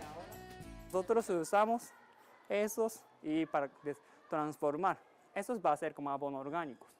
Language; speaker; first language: Spanish; non-native, learner; Japanese